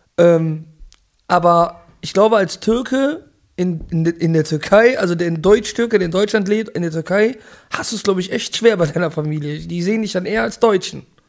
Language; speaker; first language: German; early bilingual, other home language; Italian